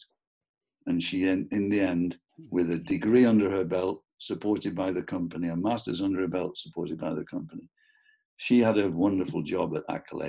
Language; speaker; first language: English; native; English